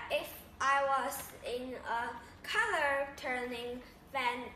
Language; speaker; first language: English; non-native, learner; Chinese